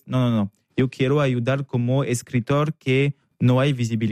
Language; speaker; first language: Spanish; non-native, learner; French